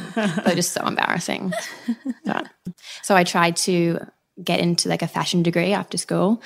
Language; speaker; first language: English; native; English